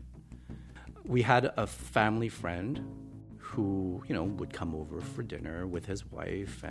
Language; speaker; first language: English; native; English